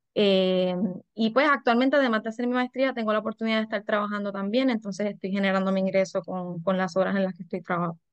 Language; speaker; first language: Spanish; native; Spanish